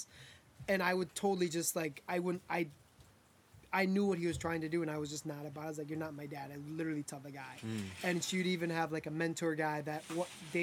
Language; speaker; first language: English; early bilingual, other home language; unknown